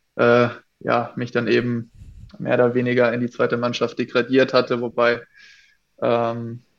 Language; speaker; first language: German; native; German